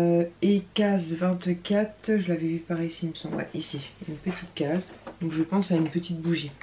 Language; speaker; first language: French; native; French